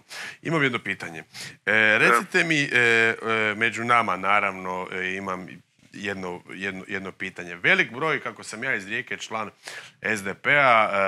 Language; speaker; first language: Croatian; native; Croatian